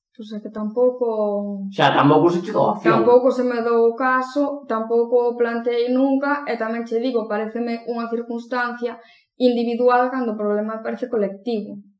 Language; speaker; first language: Galician; non-native, local second language; Spanish